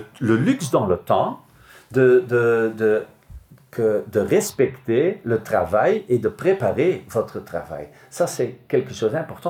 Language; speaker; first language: French; non-native, local second language; Dutch